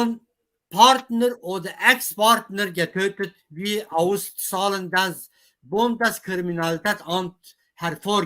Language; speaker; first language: German; non-native, fluent; Kurdish